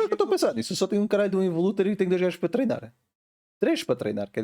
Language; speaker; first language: Portuguese; native; Portuguese